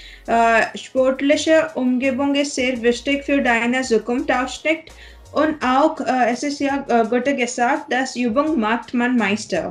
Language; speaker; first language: German; non-native, learner; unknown